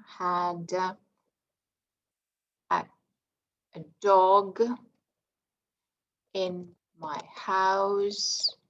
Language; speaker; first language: English; non-native, fluent; Greek